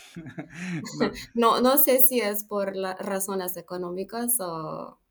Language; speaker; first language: Spanish; non-native, learner; Macedonian